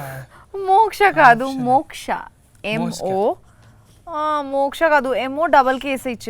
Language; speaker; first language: Telugu; non-native, learner; Bangla